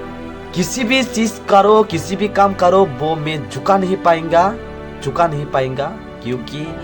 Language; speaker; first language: Hindi; non-native, local second language; Kok Borok